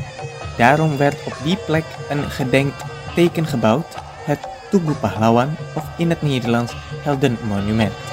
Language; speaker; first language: Dutch; non-native, fluent; Indonesian